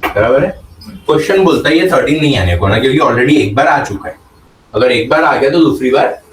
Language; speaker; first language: Hindi; non-native, local second language; Marathi